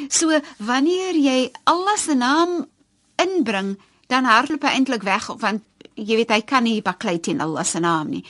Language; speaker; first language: Afrikaans; native; Afrikaans